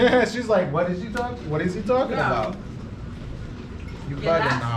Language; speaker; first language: English; early bilingual, other home language; Spanish